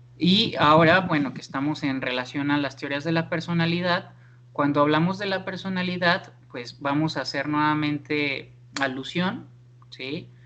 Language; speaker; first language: Spanish; native; Spanish